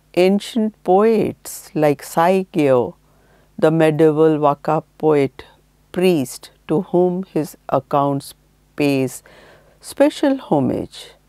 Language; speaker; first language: English; non-native, local second language; Hindi